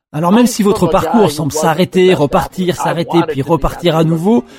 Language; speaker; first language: French; non-native, fluent; English